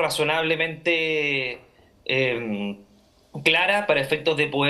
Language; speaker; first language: Spanish; native; Spanish